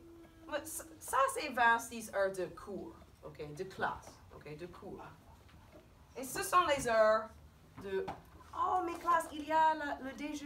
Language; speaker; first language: French; non-native, fluent; English